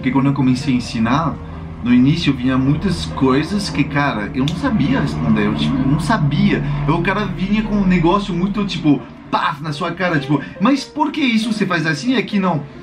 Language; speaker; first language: Portuguese; non-native, fluent; French